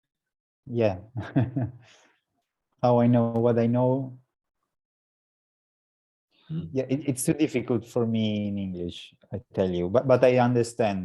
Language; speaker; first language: English; non-native, learner; Italian